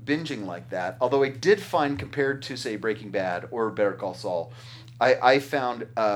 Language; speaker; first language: English; native; English